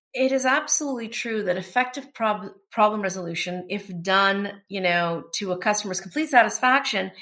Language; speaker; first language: English; non-native, fluent; Portuguese